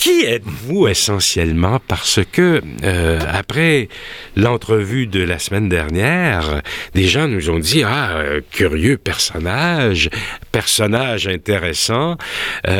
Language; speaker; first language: French; native; French